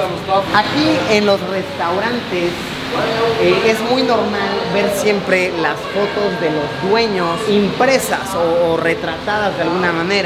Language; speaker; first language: Spanish; native; Spanish